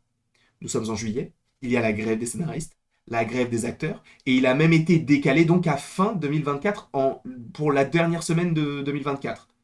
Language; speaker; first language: French; native; French